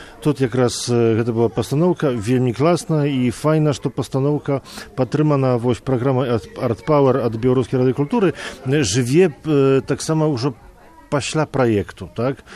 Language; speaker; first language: Belarusian; non-native, local second language; Polish